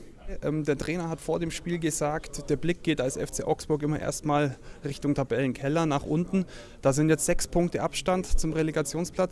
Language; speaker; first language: German; native; German